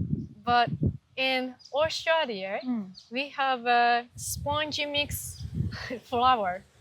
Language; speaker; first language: English; non-native, learner; Japanese